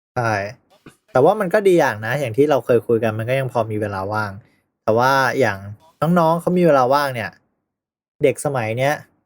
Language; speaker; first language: Thai; native; Thai